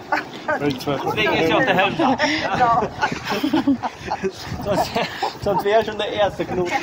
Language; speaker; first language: German; native; German